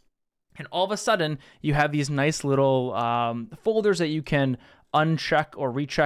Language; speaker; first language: English; native; English